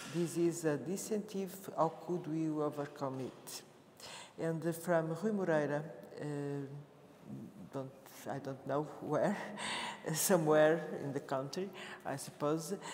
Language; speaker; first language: English; non-native, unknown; Portuguese